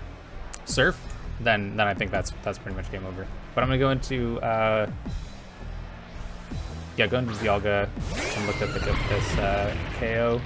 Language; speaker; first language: English; native; English